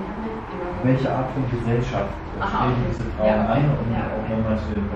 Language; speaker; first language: German; native; German